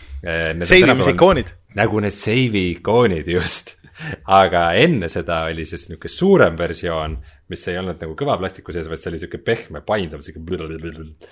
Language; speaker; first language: Estonian; native; Estonian